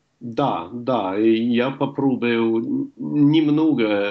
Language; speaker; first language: Russian; non-native, learner; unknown